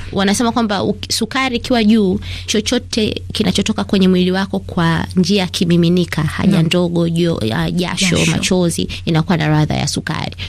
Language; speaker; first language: Swahili; native; Swahili